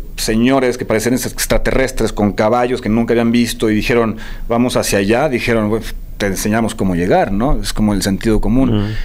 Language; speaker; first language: Spanish; native; Spanish